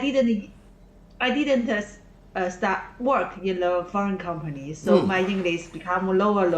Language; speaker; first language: English; non-native, learner; Chinese